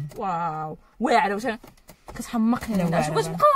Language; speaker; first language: Arabic; native; Arabic